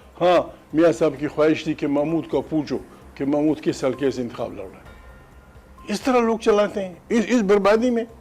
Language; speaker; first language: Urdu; non-native, local second language; Pashto